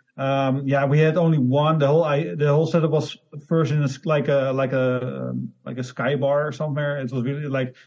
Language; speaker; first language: English; non-native, learner; Dutch